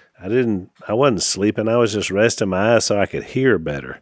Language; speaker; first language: English; native; English